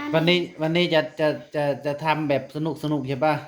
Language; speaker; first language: Thai; non-native, fluent; Khmer